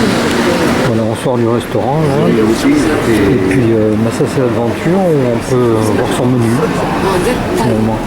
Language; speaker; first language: French; native; French